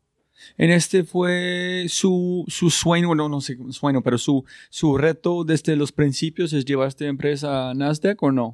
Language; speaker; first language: Spanish; non-native, fluent; English